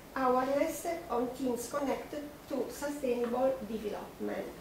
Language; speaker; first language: English; non-native, learner; Italian